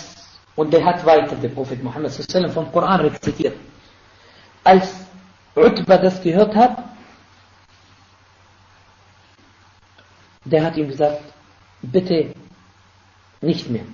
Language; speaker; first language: German; non-native, fluent; Arabic